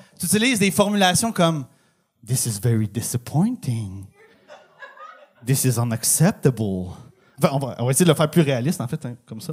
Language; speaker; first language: French; native; French